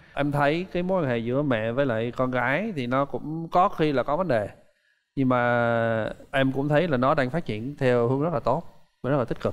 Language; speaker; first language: Vietnamese; non-native, fluent; English